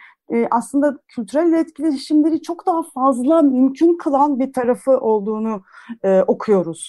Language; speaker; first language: Turkish; native; Turkish